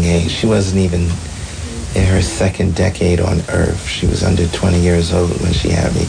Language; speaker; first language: English; native; English